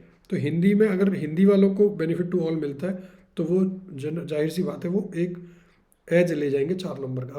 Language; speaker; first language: Hindi; native; Hindi